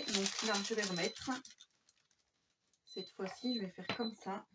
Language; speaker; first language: French; native; French